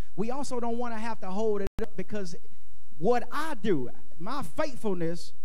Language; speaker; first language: English; native; English